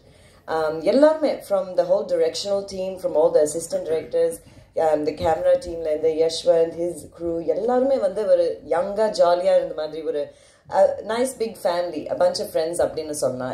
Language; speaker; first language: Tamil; early bilingual, heritage; Tamil